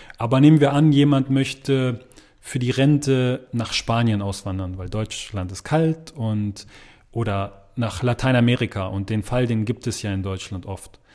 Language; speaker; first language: German; native; German